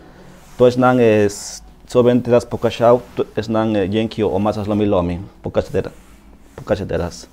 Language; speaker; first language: Polish; non-native, learner; Spanish